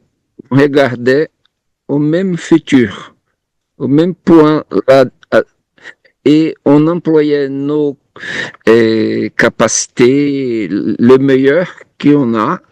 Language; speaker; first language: French; non-native, fluent; Portuguese